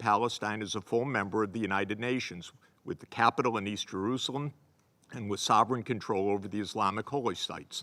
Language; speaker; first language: English; native; English